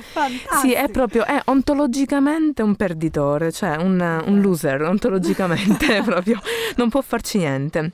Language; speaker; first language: Italian; native; Italian